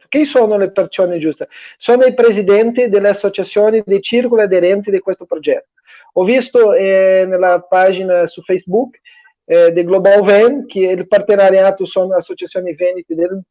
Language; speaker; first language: Italian; non-native, fluent; Portuguese